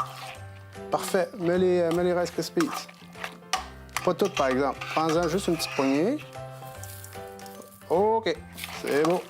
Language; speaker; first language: French; native; French